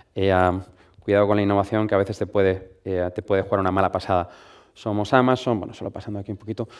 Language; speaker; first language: Spanish; native; Spanish